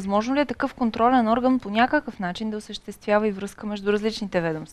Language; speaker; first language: Bulgarian; native; Bulgarian